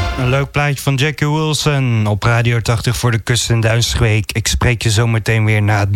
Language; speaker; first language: Dutch; native; Dutch